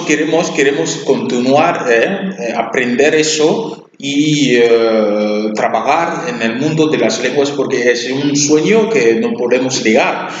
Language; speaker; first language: Spanish; non-native, learner; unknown